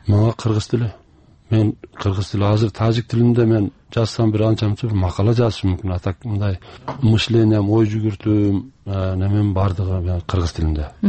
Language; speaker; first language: Kyrgyz; early bilingual, heritage; Kyrgyz